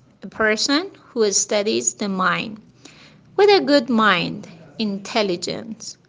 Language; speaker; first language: English; non-native, fluent; Persian